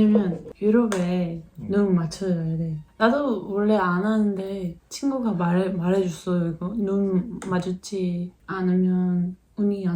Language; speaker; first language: Korean; non-native, learner; Dutch